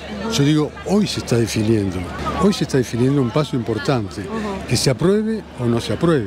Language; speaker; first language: Spanish; native; Spanish